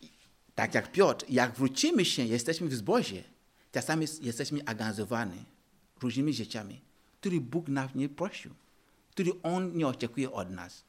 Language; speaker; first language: Polish; non-native, learner; Ukrainian